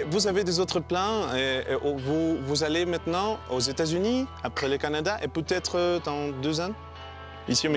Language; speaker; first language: French; non-native, learner; Spanish